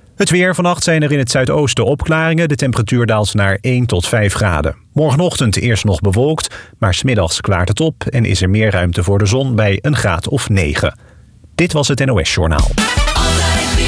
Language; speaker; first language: Dutch; native; Dutch